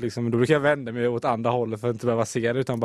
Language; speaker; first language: Swedish; native; Swedish